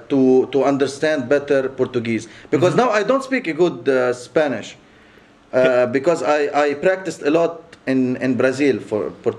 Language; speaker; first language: English; non-native, local second language; Arabic